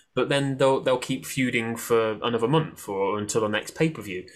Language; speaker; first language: English; native; English